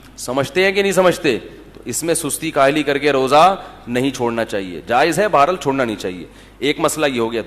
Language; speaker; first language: Urdu; native; Urdu